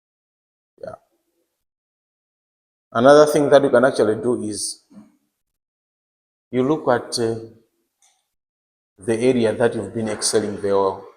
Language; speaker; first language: English; non-native, local second language; Nyanja